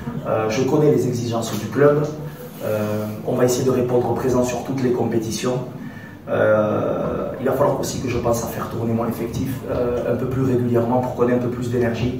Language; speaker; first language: French; native; French